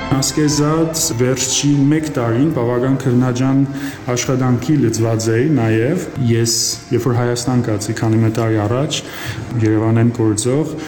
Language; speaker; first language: Armenian; early bilingual, heritage; Armenian